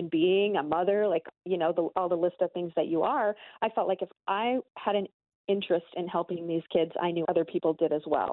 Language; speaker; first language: English; native; English